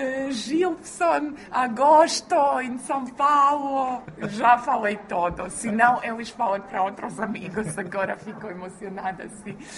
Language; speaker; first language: Portuguese; non-native, fluent; Croatian